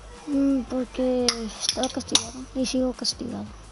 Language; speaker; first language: Spanish; native; Spanish